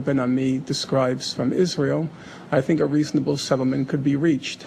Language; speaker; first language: English; native; English